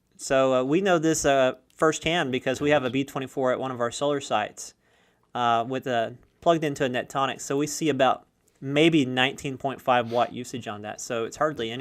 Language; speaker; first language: English; native; English